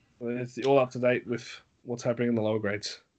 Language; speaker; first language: English; native; English